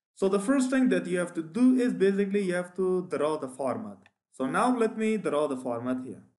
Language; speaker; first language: English; non-native, fluent; Persian